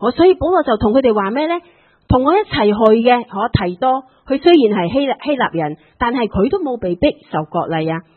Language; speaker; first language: Chinese; non-native, local second language; Cantonese